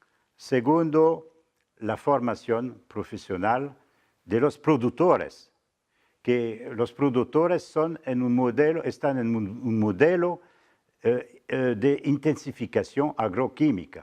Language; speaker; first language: Spanish; non-native, fluent; French